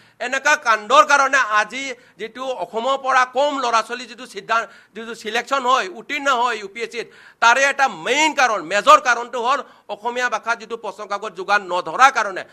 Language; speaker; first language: Assamese; non-native, local second language; Manipuri